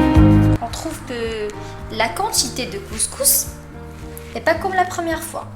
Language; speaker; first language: French; non-native, local second language; Arabic